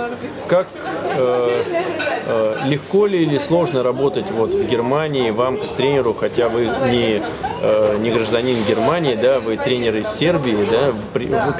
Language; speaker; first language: Russian; native; Russian